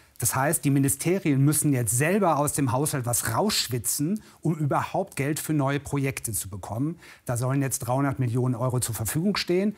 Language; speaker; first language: German; native; German